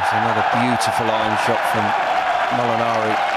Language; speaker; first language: English; native; English